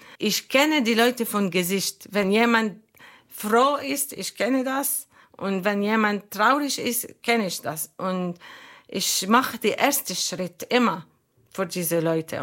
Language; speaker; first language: German; non-native, learner; Arabic